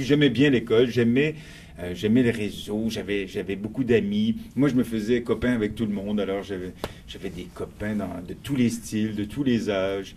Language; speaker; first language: French; native; French